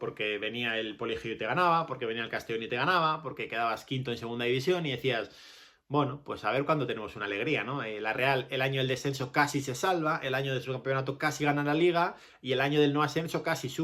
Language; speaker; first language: Spanish; native; Spanish